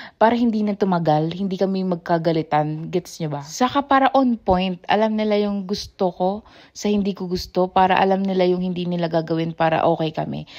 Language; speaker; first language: Filipino; native; Filipino